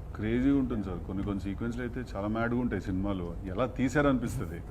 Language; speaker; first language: Telugu; native; Telugu